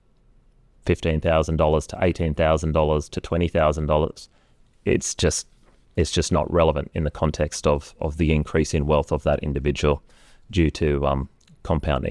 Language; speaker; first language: English; native; English